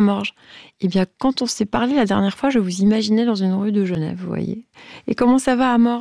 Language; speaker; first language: French; native; French